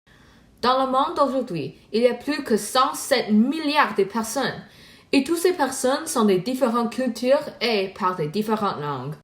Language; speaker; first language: French; non-native, learner; Chinese